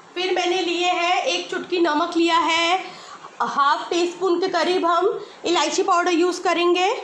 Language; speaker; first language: Hindi; native; Hindi